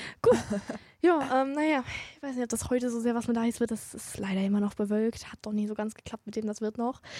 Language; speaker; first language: German; native; German